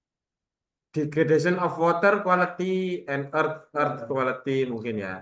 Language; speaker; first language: English; non-native, learner; Indonesian